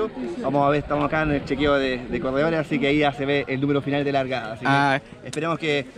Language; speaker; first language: Spanish; native; Spanish